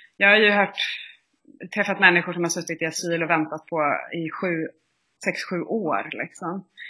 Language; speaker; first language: Swedish; native; Swedish